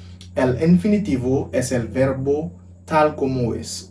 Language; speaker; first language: Spanish; non-native, fluent; Haitian Creole